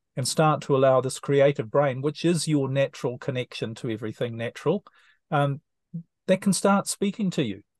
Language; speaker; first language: English; native; English